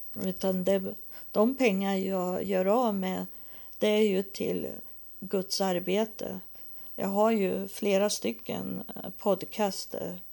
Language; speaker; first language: Swedish; native; Swedish